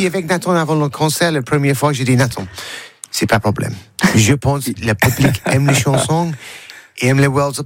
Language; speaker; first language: French; non-native, learner; English